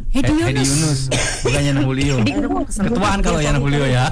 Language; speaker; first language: Indonesian; native; Indonesian